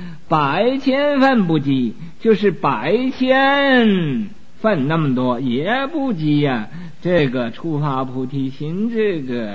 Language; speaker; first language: Chinese; native; Chinese